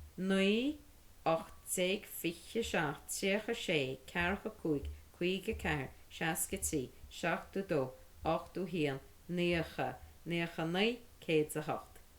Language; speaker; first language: Irish; native; Irish